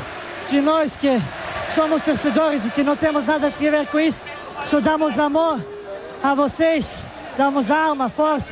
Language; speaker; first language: Portuguese; non-native, fluent; Serbian